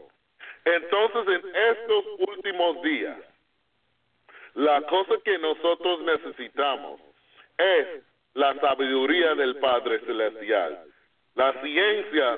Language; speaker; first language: Spanish; non-native, fluent; English